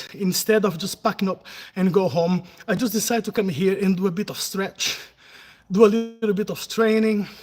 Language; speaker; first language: English; non-native, fluent; Portuguese